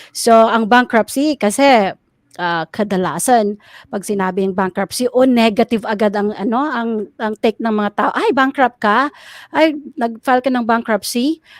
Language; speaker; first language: Filipino; native; Filipino